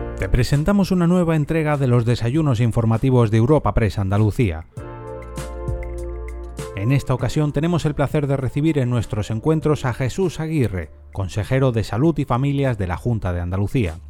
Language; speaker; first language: Spanish; native; Spanish